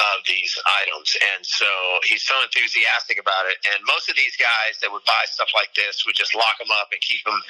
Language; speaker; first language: English; native; English